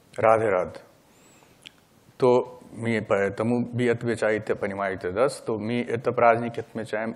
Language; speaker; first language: Russian; non-native, learner; Hindi